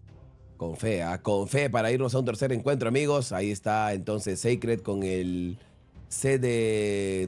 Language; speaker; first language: Spanish; native; Spanish